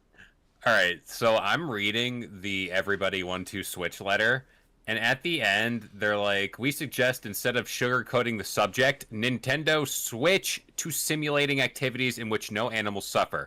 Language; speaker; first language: English; native; English